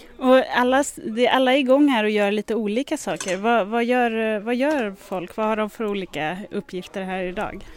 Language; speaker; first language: Swedish; native; Swedish